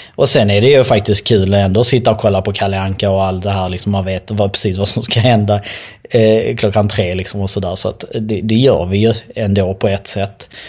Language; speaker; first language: Swedish; early bilingual, other home language; Albanian